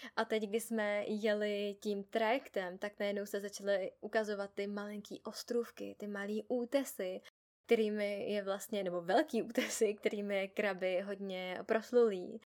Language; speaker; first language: Czech; native; Czech